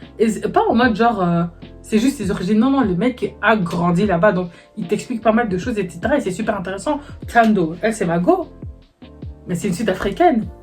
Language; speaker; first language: French; native; French